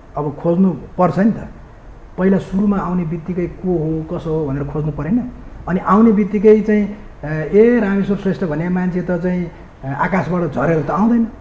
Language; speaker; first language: Nepali; non-native, local second language; Newari